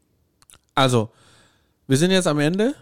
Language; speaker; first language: German; non-native, fluent; Indonesian